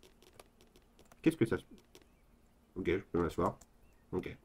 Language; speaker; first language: French; native; French